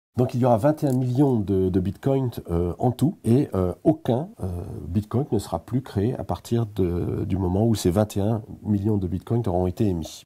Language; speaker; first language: French; native; French